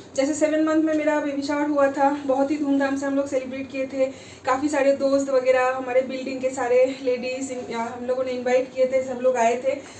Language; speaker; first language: Hindi; non-native, local second language; Bangla